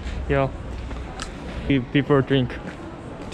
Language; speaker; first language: English; non-native, learner; Korean